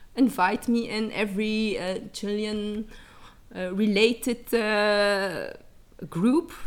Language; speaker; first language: English; early bilingual, heritage; English